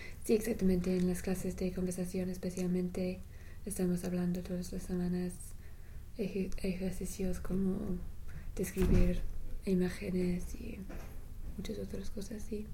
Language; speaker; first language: Spanish; non-native, learner; English